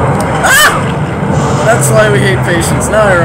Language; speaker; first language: English; native; English